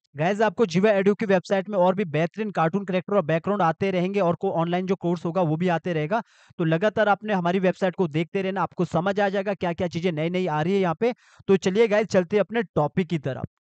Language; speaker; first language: Hindi; native; Hindi